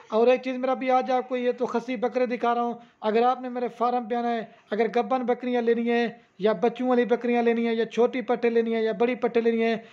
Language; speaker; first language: Urdu; non-native, local second language; Saraiki